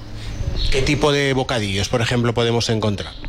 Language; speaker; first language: Spanish; non-native, local second language; Catalan